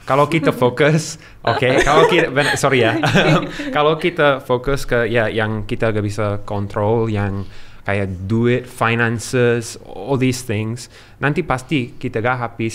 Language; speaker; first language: Indonesian; non-native, learner; English